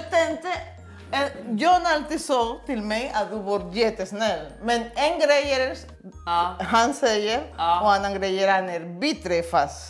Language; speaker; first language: Swedish; non-native, learner; Spanish